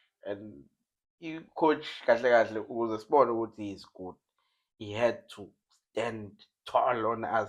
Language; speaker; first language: English; non-native, local second language; Zulu